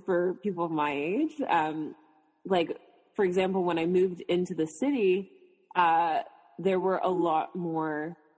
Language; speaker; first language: English; native; English